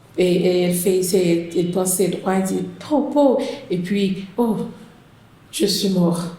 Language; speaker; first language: French; non-native, local second language; Haitian Creole